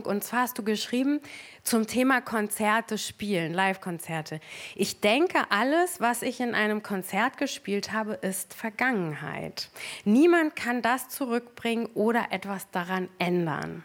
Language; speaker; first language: German; native; German